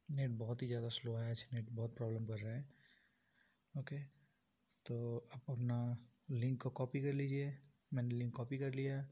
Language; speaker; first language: Hindi; non-native, local second language; Bangla